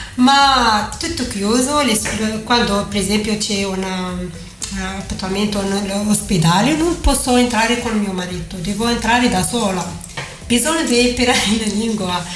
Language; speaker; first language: Italian; non-native, learner; Arabic